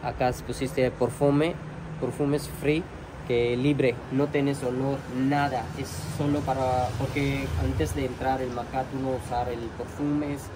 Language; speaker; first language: Spanish; non-native, learner; Urdu